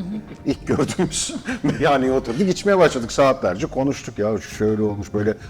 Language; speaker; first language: Turkish; native; Turkish